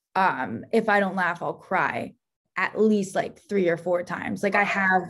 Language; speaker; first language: English; native; English